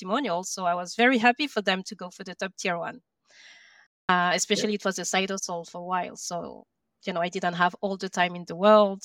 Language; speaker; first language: English; non-native, fluent; French